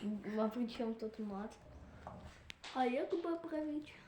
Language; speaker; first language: Russian; native; Russian